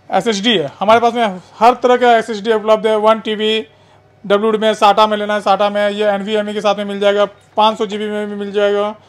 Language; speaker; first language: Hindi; native; Hindi